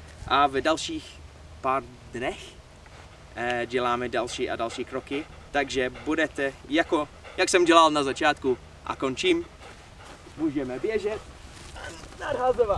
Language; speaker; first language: Czech; non-native, learner; English